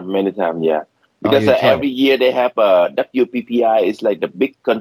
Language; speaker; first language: English; non-native, learner; Vietnamese